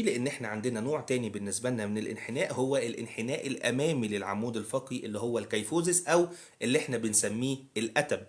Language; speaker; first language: Arabic; native; Arabic